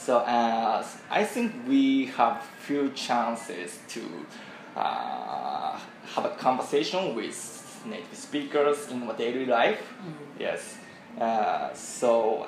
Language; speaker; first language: English; non-native, learner; Japanese